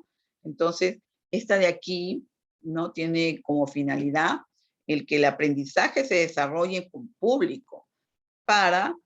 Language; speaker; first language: Spanish; native; Spanish